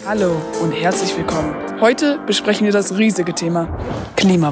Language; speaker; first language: German; native; German